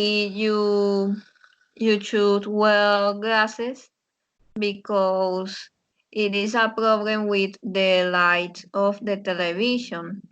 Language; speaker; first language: English; non-native, learner; Spanish